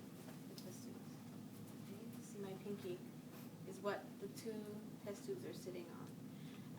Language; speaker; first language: English; native; English